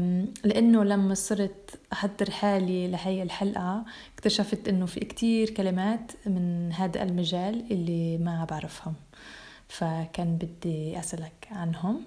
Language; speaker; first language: Arabic; non-native, fluent; English